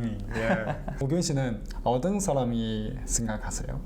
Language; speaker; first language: Korean; non-native, learner; Chinese